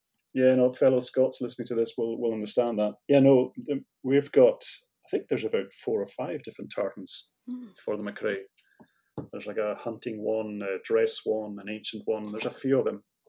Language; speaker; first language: English; native; English